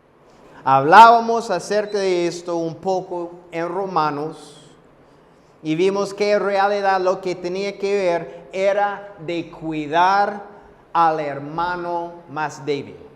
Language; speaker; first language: Spanish; non-native, fluent; English